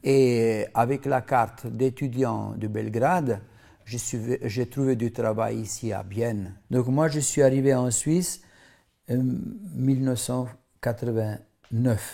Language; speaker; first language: French; non-native, fluent; Macedonian